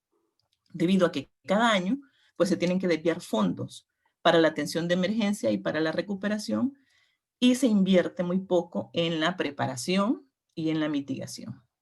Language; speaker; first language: Spanish; native; Spanish